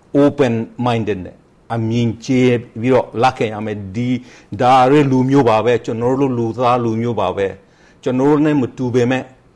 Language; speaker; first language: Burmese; non-native, local second language; Rohingya